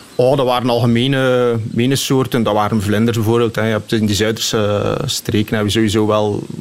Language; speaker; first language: Dutch; native; Dutch